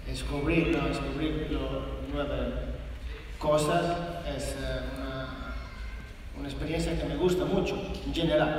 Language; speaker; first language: Spanish; non-native, learner; Italian